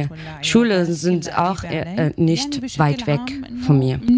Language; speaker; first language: German; non-native, learner; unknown